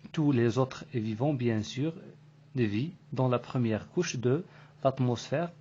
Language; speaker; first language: French; non-native, local second language; Arabic